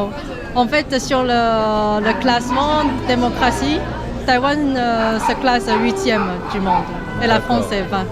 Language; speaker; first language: French; non-native, learner; Chinese